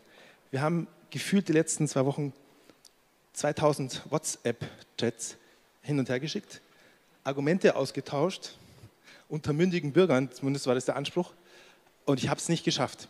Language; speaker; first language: German; native; German